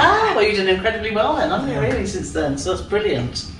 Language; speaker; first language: English; native; English